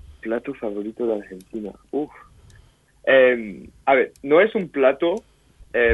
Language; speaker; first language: Spanish; non-native, fluent; French